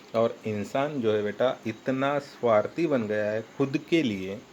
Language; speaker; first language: Hindi; non-native, local second language; Marathi